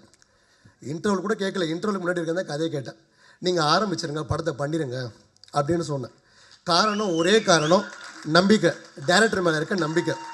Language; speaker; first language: Tamil; native; Tamil